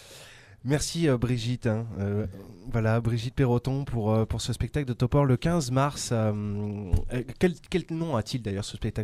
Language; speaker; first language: French; native; French